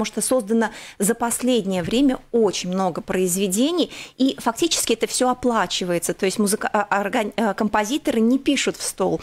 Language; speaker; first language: Russian; native; Russian